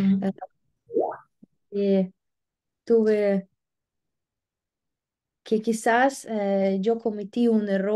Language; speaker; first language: Spanish; non-native, learner; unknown